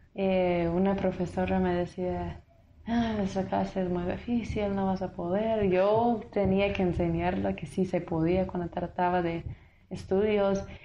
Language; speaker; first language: Spanish; non-native, fluent; English